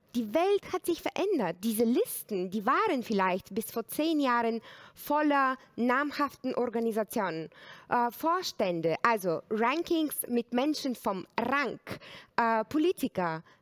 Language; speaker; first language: German; non-native, fluent; Bulgarian